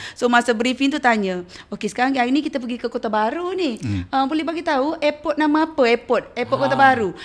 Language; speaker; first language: Malay; native; Malay